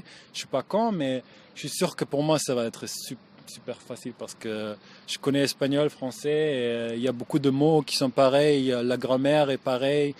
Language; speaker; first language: French; non-native, learner; German